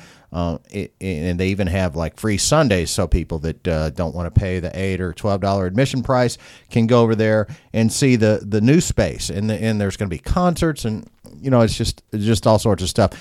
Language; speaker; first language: English; native; English